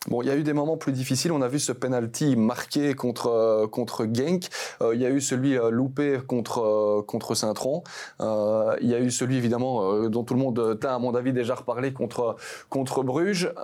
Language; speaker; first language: French; native; French